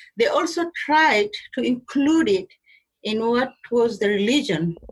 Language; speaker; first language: English; non-native, local second language; Somali